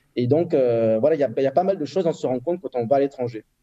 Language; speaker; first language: French; native; French